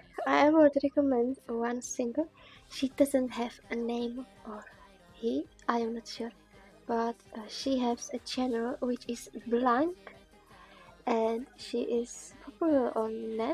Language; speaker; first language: English; non-native, learner; Czech